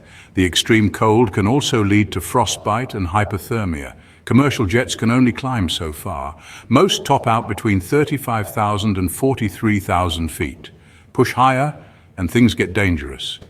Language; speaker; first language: English; native; English